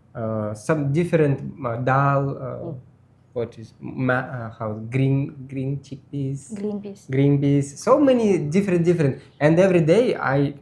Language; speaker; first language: English; non-native, learner; Russian